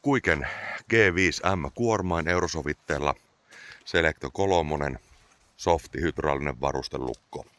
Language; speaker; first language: Finnish; native; Finnish